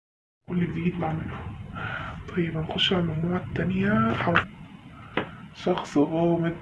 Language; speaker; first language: Arabic; native; Arabic